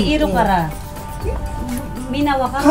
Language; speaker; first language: Japanese; non-native, learner; Filipino